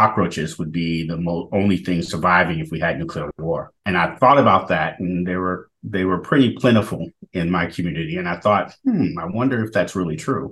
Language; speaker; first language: English; native; English